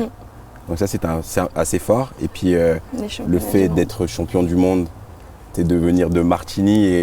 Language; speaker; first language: French; native; French